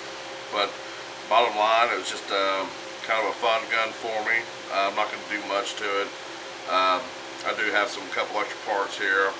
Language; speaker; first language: English; native; English